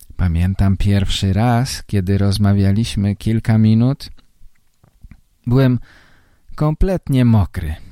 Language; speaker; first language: Polish; native; Polish